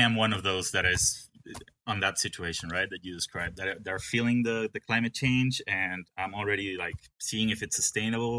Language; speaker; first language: English; non-native, fluent; Spanish